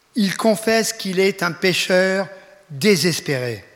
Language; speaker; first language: French; native; French